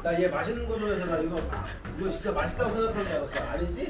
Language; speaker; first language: Korean; native; Korean